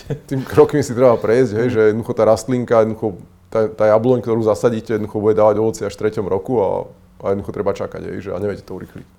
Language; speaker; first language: Slovak; native; Slovak